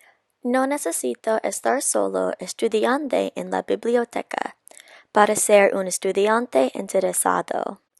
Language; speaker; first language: Spanish; non-native, learner; English